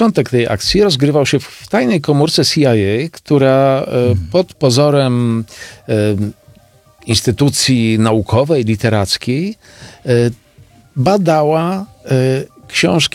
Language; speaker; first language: Polish; native; Polish